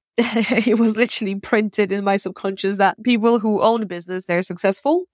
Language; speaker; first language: English; non-native, fluent; Russian